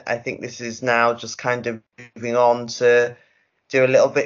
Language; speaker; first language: English; native; English